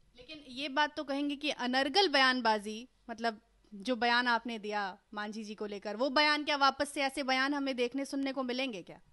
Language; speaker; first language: Hindi; native; Hindi